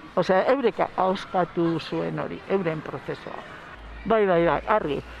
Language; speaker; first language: Basque; non-native, local second language; Spanish